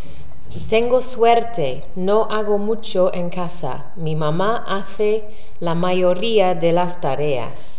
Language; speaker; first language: Spanish; non-native, learner; English